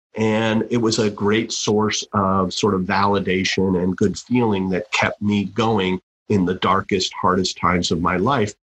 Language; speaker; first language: English; native; English